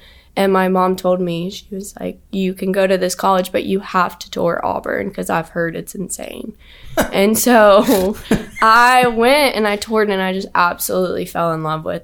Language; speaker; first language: English; native; English